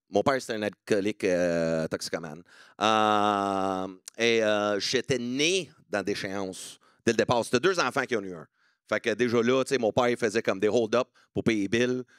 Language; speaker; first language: French; non-native, local second language; English